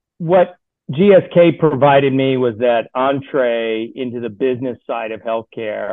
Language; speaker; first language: English; native; English